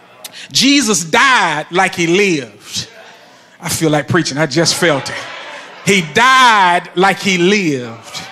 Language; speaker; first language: English; native; English